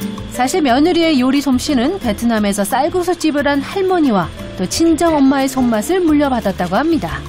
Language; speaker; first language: Korean; native; Korean